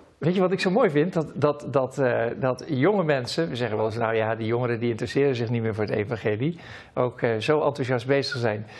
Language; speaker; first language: Dutch; native; Dutch